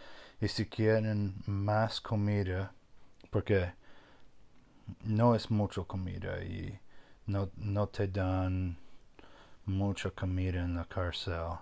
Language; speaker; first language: Spanish; non-native, fluent; English